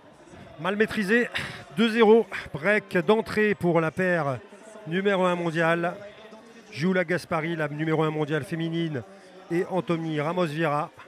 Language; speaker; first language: French; native; French